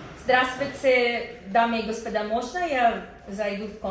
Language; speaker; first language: Russian; non-native, learner; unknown